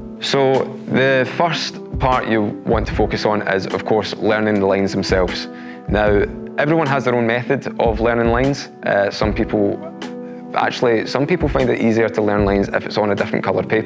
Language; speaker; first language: English; native; English